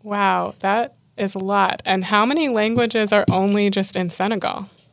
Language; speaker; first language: English; native; English